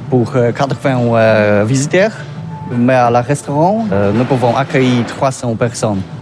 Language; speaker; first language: French; non-native, learner; Polish